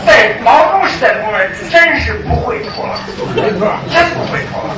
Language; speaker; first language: Chinese; early bilingual, other home language; English